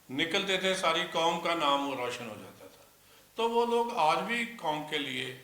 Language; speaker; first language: Hindi; non-native, local second language; Punjabi